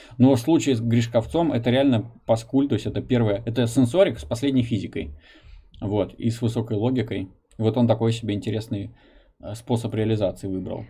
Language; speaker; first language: Russian; native; Russian